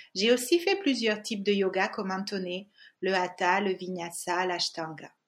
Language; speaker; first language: French; non-native, fluent; Hungarian